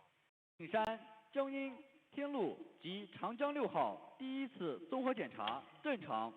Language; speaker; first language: Chinese; native; Chinese